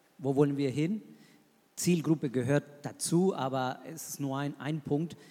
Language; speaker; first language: German; non-native, fluent; Spanish